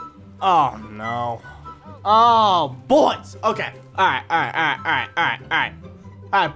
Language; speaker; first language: English; native; English